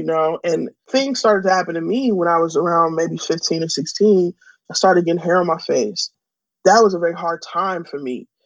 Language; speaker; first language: English; native; English